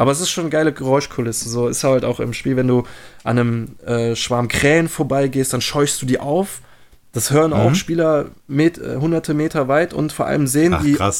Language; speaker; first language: German; native; German